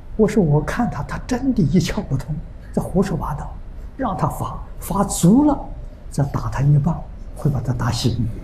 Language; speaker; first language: Chinese; native; Chinese